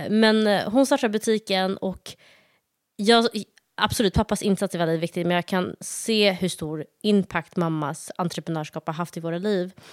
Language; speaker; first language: Swedish; early bilingual, other home language; Somali